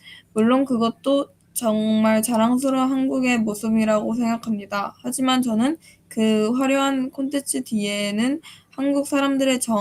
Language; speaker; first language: Korean; early bilingual, heritage; Korean